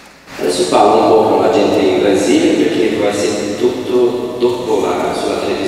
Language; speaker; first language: Italian; non-native, fluent; Portuguese